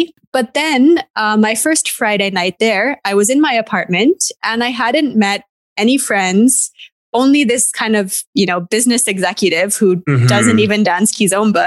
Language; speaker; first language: English; native; English